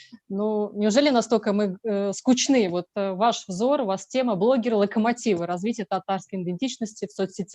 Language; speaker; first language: Russian; native; Russian